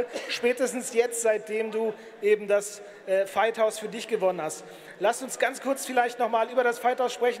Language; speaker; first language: German; native; German